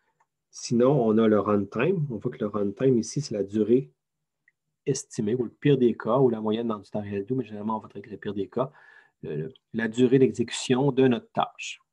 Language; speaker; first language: French; native; French